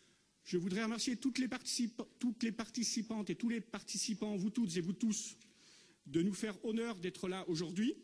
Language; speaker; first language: French; native; French